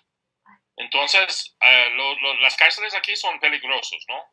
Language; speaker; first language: Spanish; non-native, fluent; English